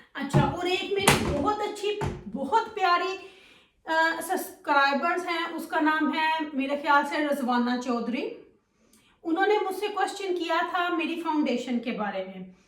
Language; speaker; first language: Hindi; native; Hindi